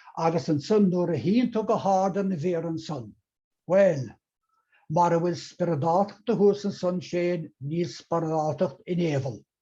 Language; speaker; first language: Irish; native; Irish